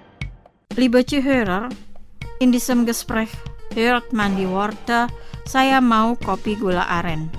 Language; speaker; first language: German; non-native, fluent; Indonesian